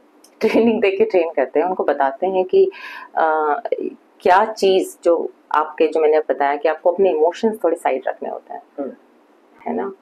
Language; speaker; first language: Hindi; native; Hindi